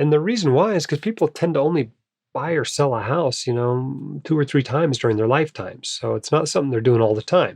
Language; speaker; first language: English; native; English